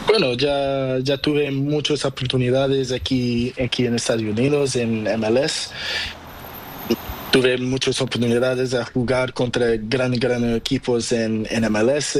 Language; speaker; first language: Spanish; non-native, learner; Portuguese